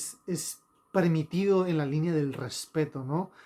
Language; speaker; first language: Spanish; native; Spanish